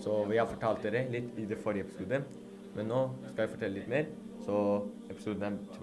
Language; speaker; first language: Norwegian; early bilingual, other home language; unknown